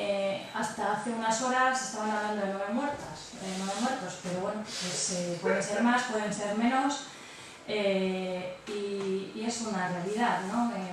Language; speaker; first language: Spanish; non-native, local second language; Basque